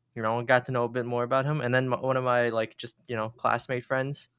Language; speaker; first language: English; early bilingual, other home language; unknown